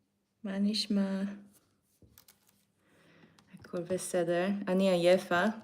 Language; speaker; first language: Hebrew; non-native, learner; English